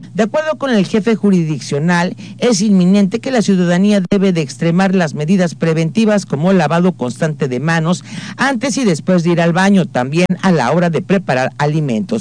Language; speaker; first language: Spanish; native; Spanish